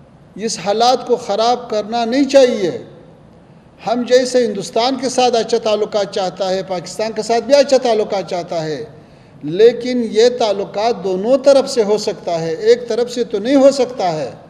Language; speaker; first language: Hindi; non-native, fluent; Pashto